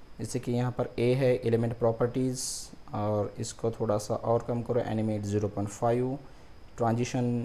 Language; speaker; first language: Hindi; non-native, local second language; Marathi